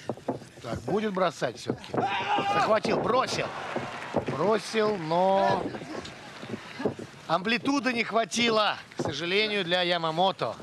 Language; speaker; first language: Russian; native; Russian